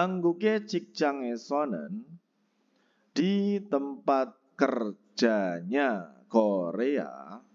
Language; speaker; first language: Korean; non-native, fluent; Indonesian